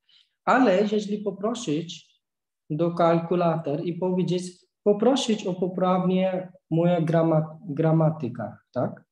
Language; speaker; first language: Polish; non-native, learner; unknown